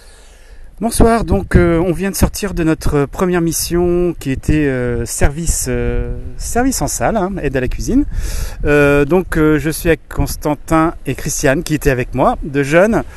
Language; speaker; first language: French; native; French